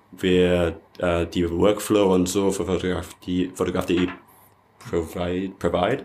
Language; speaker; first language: German; non-native, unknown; English